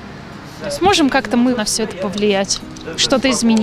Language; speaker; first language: Russian; native; Russian